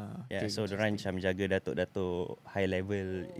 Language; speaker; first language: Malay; native; Malay